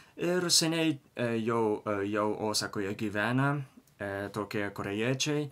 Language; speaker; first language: Lithuanian; non-native, learner; Japanese